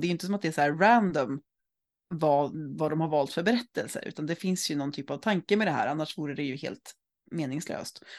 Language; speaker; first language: Swedish; native; Swedish